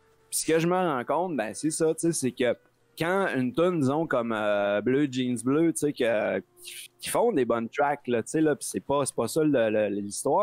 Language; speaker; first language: French; native; French